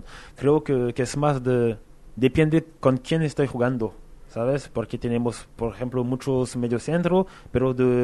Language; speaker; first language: Spanish; non-native, fluent; French